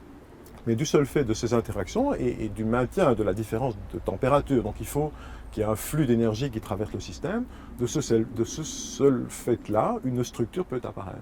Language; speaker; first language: French; native; French